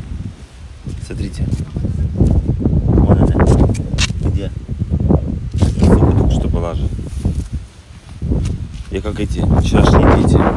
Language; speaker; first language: Russian; native; Russian